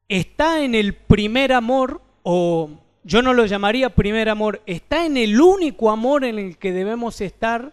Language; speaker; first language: Spanish; native; Spanish